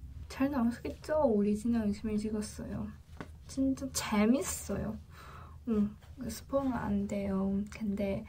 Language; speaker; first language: Korean; non-native, learner; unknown